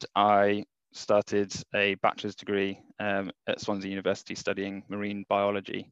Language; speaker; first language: English; native; English